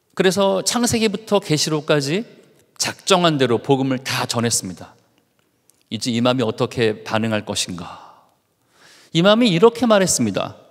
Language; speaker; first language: Korean; native; Korean